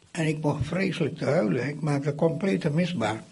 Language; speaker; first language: Dutch; non-native, fluent; Indonesian